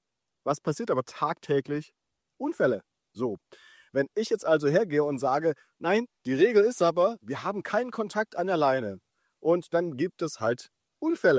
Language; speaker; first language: German; native; German